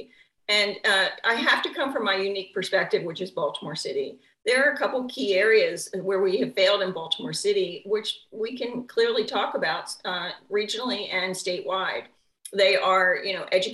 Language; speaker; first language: English; native; English